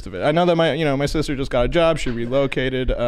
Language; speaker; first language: English; native; English